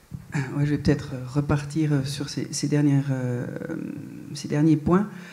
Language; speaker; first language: French; native; French